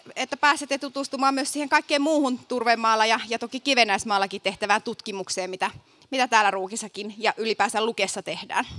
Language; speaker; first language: Finnish; native; Finnish